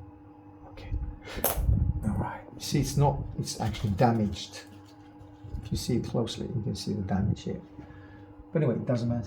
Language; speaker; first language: English; non-native, fluent; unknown